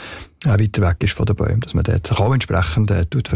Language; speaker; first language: German; native; German